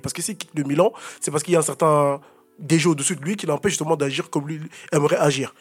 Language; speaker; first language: French; native; French